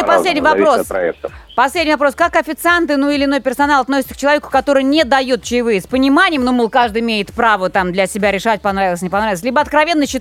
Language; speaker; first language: Russian; native; Russian